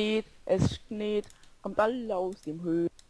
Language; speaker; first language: German; native; German